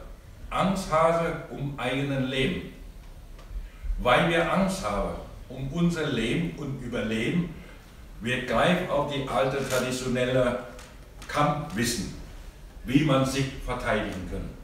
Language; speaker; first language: German; non-native, learner; Thai